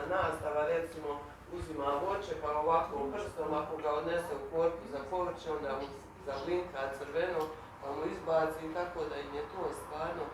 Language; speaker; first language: Bosnian; native; Bosnian